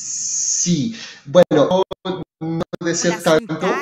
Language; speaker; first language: Spanish; non-native, fluent; French